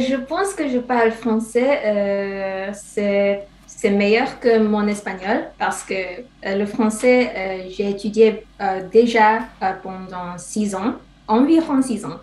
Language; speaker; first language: French; non-native, learner; Japanese